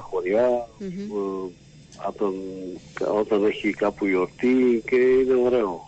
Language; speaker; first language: Greek; non-native, learner; Slovak